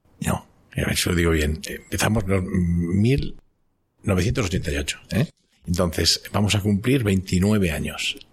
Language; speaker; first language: Spanish; non-native, local second language; Catalan